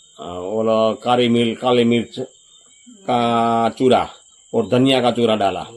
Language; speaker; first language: Hindi; non-native, local second language; Gujarati